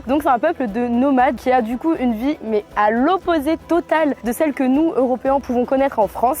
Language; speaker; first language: French; native; French